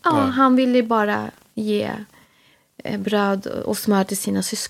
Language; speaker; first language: Swedish; early bilingual, other home language; Spanish